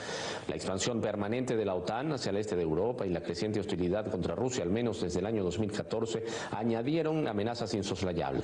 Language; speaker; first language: Spanish; native; Spanish